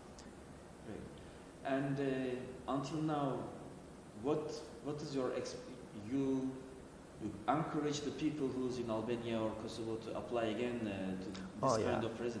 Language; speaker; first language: English; non-native, learner; Turkish